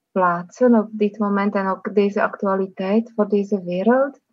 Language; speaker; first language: Dutch; non-native, fluent; Slovak